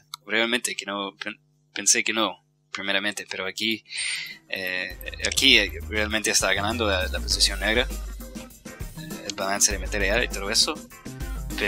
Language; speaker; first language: Spanish; non-native, fluent; English